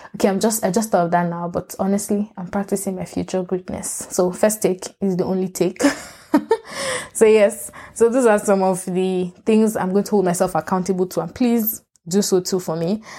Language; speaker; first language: English; non-native, local second language; Yoruba